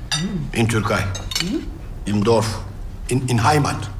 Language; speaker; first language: German; non-native, learner; Turkish